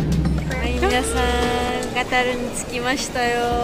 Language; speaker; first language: Japanese; non-native, learner; Georgian